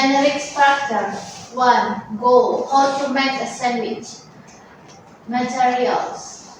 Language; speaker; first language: English; non-native, learner; Indonesian